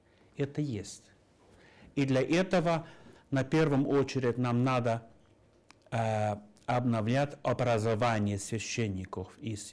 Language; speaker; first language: Russian; non-native, fluent; Finnish